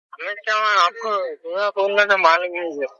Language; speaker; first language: Hindi; non-native, local second language; Tamil